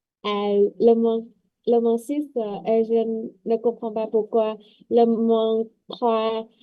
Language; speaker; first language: French; non-native, learner; Vietnamese